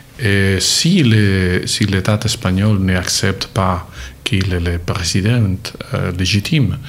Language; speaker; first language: French; non-native, learner; Catalan